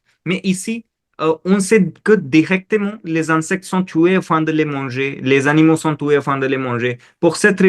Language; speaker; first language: French; non-native, fluent; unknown